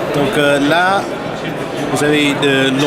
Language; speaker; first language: French; non-native, learner; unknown